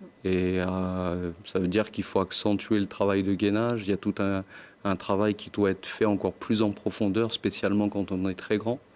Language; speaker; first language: French; native; French